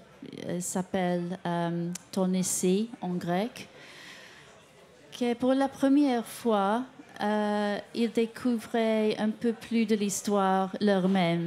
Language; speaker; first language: French; non-native, fluent; English